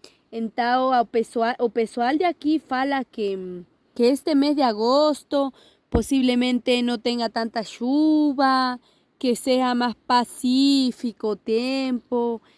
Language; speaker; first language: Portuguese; non-native, learner; Spanish